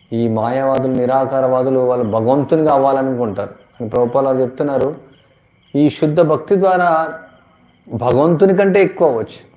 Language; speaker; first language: Telugu; native; Telugu